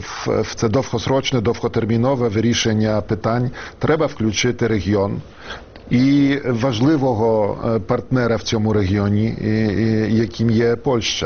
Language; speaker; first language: Ukrainian; non-native, fluent; Polish